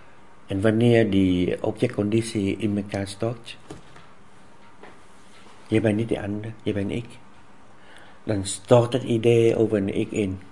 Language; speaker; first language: Dutch; non-native, fluent; Vietnamese